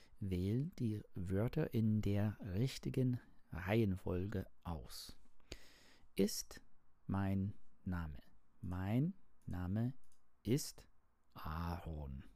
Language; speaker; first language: German; non-native, learner; English